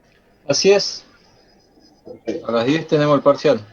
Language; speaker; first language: Spanish; native; Spanish